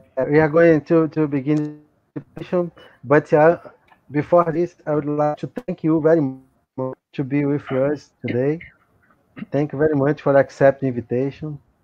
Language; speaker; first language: English; non-native, learner; Portuguese